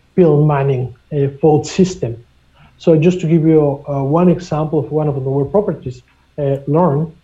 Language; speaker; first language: English; non-native, fluent; Spanish